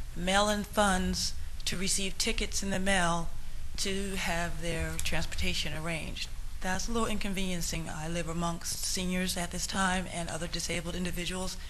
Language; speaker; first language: English; native; English